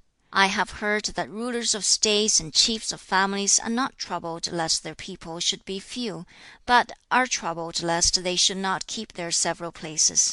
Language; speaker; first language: English; non-native, fluent; Chinese